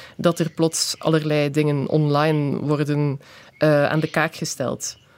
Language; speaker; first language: Dutch; native; Dutch